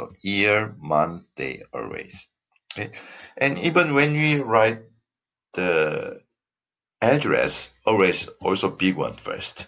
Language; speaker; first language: English; non-native, fluent; Korean